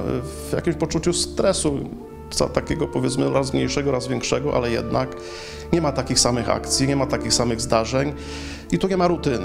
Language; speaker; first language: Polish; native; Polish